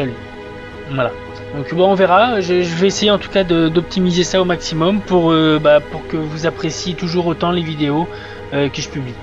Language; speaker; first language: French; native; French